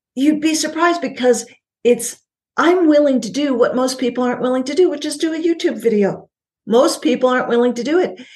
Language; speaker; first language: English; native; English